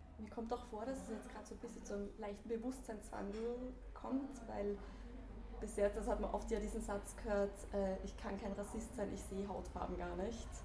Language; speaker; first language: German; native; German